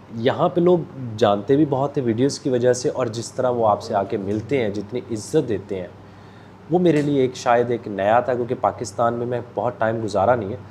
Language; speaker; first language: Urdu; non-native, local second language; Punjabi